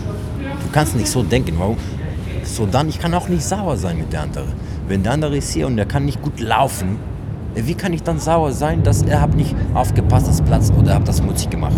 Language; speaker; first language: German; non-native, learner; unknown